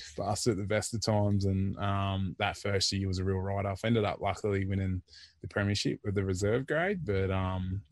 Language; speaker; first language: English; native; English